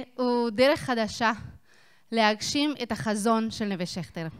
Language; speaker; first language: Hebrew; non-native, fluent; Spanish